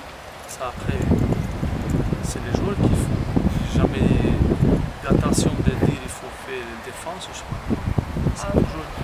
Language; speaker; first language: French; non-native, learner; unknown